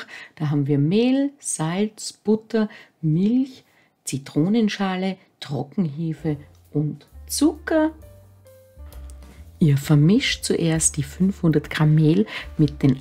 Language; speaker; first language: German; native; German